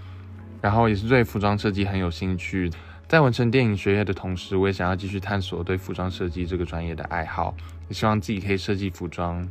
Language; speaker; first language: Chinese; native; Chinese